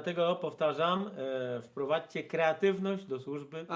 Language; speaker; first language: Polish; native; Polish